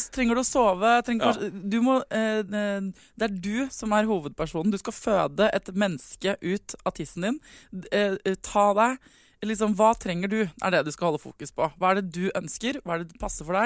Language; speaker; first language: Norwegian; native; Norwegian